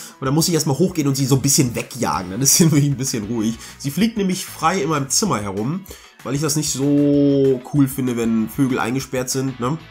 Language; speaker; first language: German; early bilingual, heritage; German